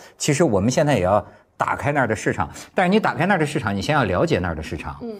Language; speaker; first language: Chinese; native; Chinese